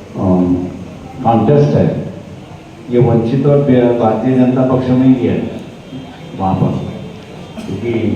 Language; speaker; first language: Hindi; non-native, local second language; Marathi